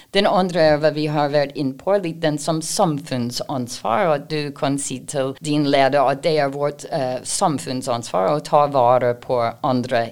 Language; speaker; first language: Norwegian; non-native, fluent; English